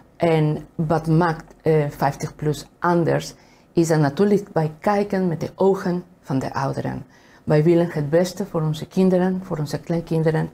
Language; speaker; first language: Dutch; non-native, fluent; Spanish